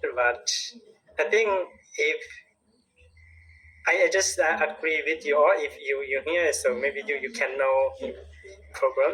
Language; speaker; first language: English; non-native, learner; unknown